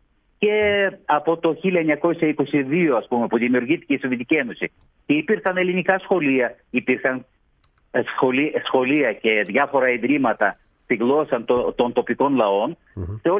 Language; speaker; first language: Greek; early bilingual, heritage; Greek